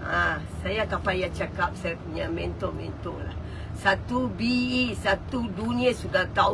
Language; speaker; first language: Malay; non-native, local second language; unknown